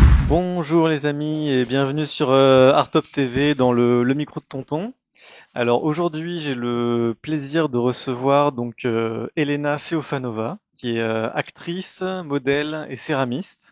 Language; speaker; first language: French; native; French